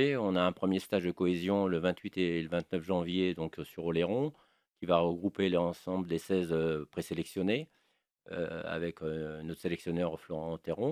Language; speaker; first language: French; native; French